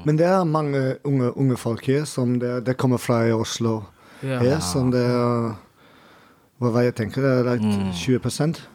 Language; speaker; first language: Norwegian; non-native, learner; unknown